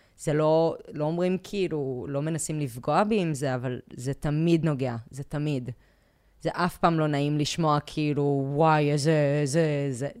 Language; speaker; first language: Hebrew; early bilingual, other home language; English